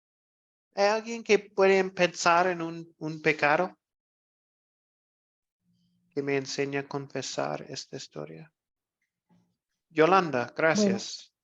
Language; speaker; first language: Spanish; non-native, fluent; English